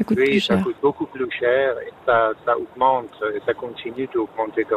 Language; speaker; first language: French; non-native, fluent; Persian